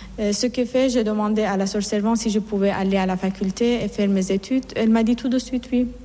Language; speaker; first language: French; non-native, fluent; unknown